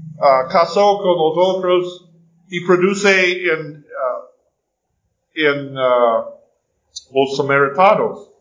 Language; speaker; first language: Spanish; non-native, fluent; English